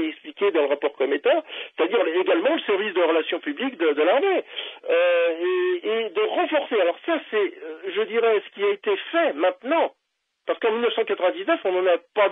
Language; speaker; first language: French; native; French